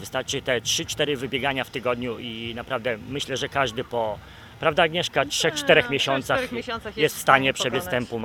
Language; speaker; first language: Polish; native; Polish